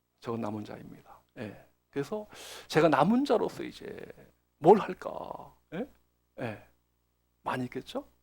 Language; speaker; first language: Korean; native; Korean